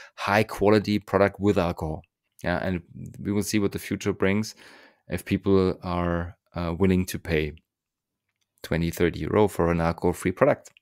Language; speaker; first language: English; non-native, fluent; German